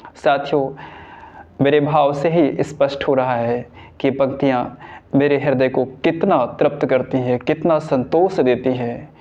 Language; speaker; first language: Hindi; native; Hindi